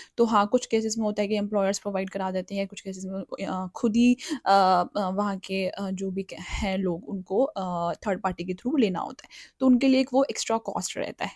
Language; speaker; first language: Hindi; native; Hindi